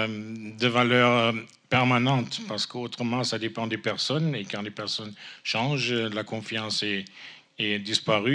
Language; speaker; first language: French; non-native, fluent; German